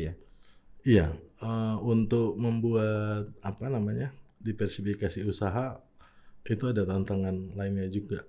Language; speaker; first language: Indonesian; native; Indonesian